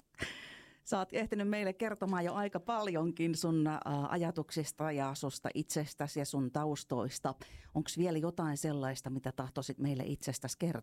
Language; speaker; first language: Finnish; native; Finnish